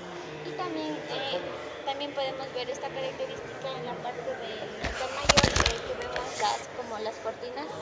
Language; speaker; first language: Spanish; native; Spanish